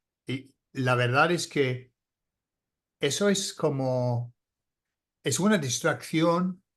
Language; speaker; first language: Spanish; non-native, fluent; English